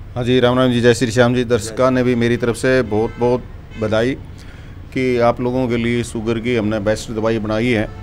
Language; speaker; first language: Hindi; native; Hindi